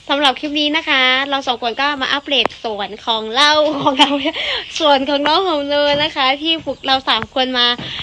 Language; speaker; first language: Thai; non-native, local second language; Shan